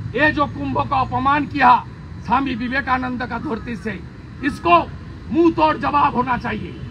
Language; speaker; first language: Hindi; non-native, local second language; Bangla